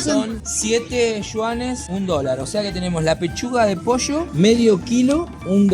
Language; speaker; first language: Spanish; native; Spanish